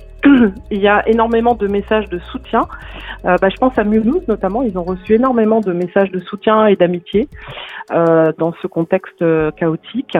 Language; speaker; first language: French; native; French